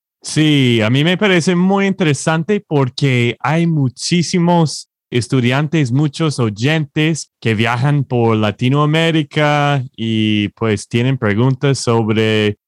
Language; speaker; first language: Spanish; non-native, fluent; English